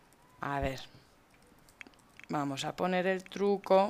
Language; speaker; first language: Spanish; native; Spanish